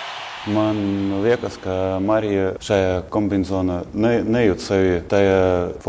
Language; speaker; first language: Latvian; non-native, local second language; Russian